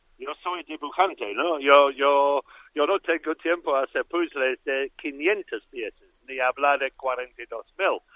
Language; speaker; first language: Spanish; non-native, fluent; English